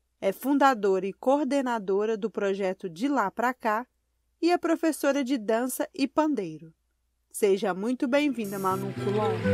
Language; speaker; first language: Portuguese; native; Portuguese